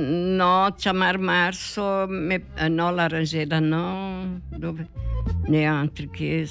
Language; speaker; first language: Italian; early bilingual, heritage; Portuguese